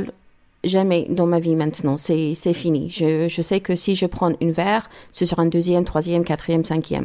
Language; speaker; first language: French; non-native, learner; English